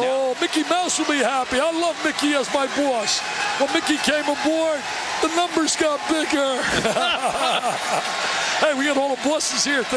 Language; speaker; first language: English; native; English